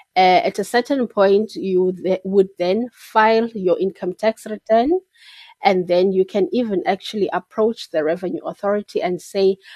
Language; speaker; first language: English; non-native, local second language; Xhosa